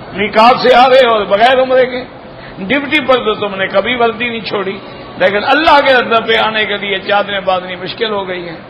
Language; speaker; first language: Urdu; native; Urdu